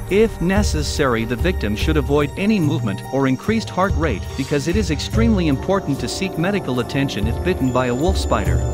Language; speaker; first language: English; native; English